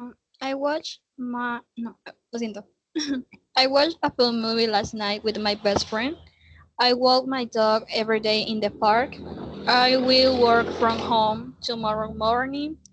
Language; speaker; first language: English; non-native, learner; Spanish